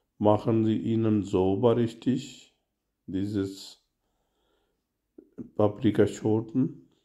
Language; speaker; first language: German; non-native, learner; Urdu